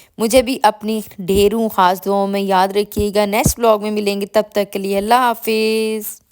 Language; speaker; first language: Urdu; non-native, local second language; Punjabi